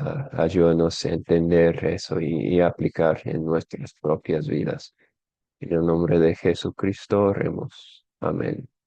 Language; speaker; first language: Spanish; non-native, fluent; English